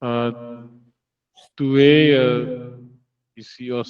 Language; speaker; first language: French; non-native, learner; Hindi